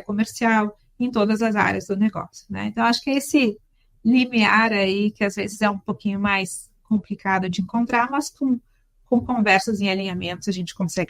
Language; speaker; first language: Portuguese; native; Portuguese